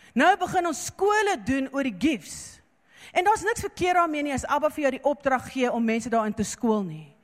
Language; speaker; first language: Afrikaans; non-native, local second language; English